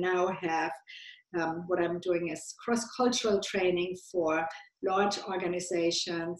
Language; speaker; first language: English; non-native, fluent; German